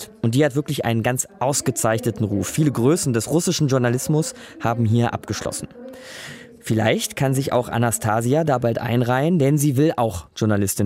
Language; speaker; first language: German; native; German